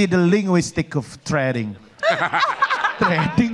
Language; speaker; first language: English; non-native, learner; Indonesian